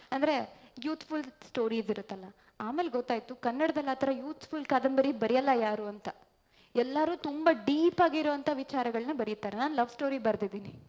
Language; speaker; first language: Kannada; native; Kannada